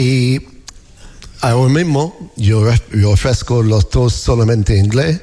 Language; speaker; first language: Spanish; non-native, learner; English